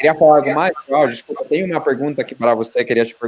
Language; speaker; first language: Portuguese; non-native, fluent; Spanish